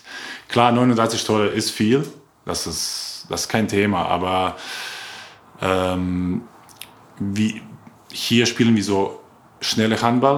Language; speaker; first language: German; non-native, learner; Croatian